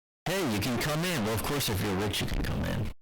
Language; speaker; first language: English; native; English